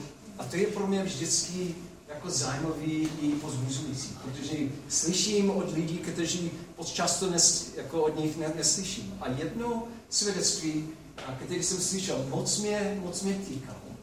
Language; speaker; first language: Czech; non-native, fluent; English